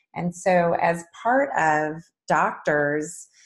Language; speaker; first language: English; native; English